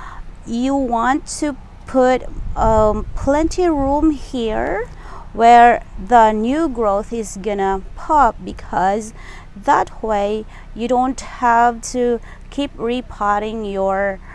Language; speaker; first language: English; non-native, local second language; Filipino